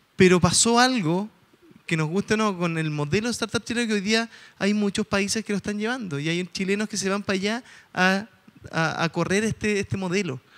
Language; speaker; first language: Spanish; native; Spanish